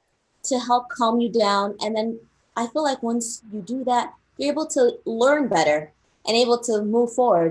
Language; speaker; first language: English; early bilingual, other home language; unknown